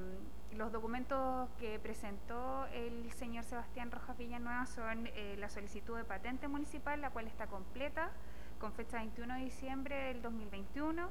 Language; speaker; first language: Spanish; native; Spanish